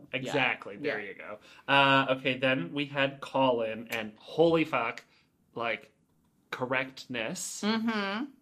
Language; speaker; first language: English; native; English